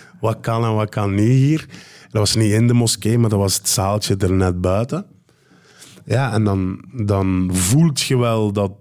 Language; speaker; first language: Dutch; non-native, local second language; Turkish